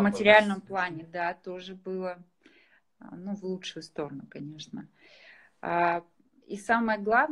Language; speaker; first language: Russian; native; Russian